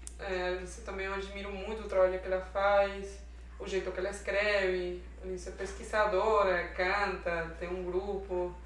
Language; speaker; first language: Portuguese; non-native, fluent; Spanish